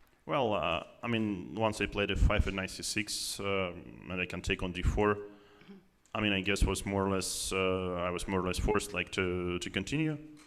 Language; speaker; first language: English; non-native, fluent; Russian